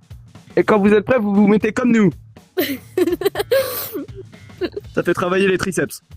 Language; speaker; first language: French; native; French